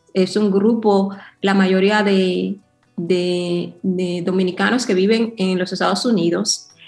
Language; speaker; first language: Spanish; early bilingual, heritage; Spanish